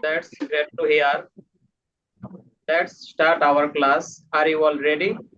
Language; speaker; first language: English; non-native, fluent; Bangla